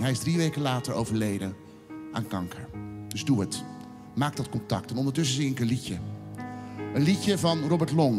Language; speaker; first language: Dutch; native; Dutch